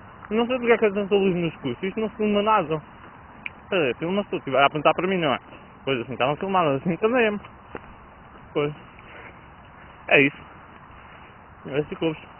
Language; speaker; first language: Portuguese; native; Portuguese